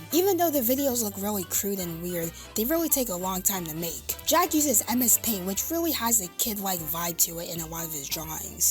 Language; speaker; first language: English; native; English